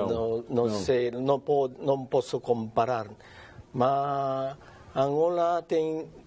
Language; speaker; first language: Portuguese; non-native, learner; Japanese